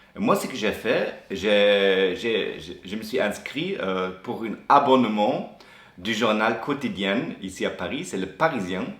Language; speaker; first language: French; non-native, fluent; German